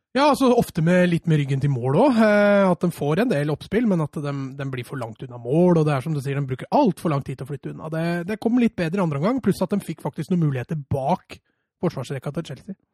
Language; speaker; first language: Norwegian; native; Norwegian